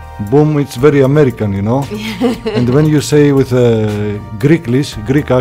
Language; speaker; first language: English; non-native, learner; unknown